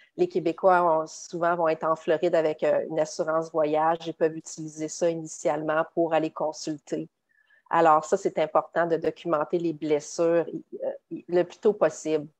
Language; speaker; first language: French; native; French